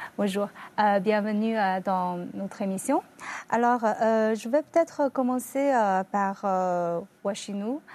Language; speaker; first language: French; non-native, fluent; Chinese